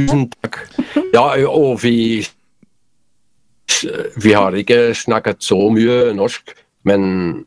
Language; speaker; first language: Norwegian; non-native, learner; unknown